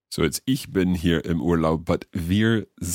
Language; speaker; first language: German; non-native, learner; English